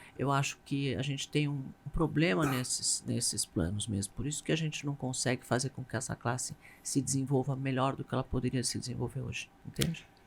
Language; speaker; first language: Portuguese; native; Portuguese